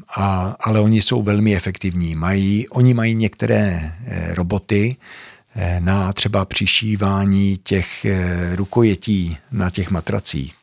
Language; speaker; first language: Czech; early bilingual, heritage; Czech